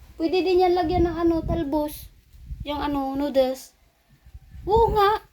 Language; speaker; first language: Filipino; non-native, local second language; Cebuano